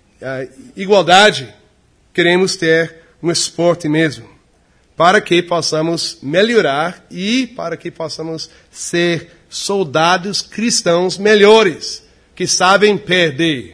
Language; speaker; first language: Portuguese; non-native, fluent; English